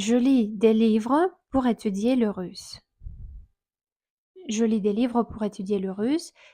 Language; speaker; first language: French; non-native, fluent; Russian